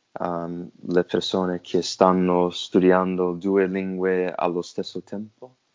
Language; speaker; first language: Italian; non-native, learner; English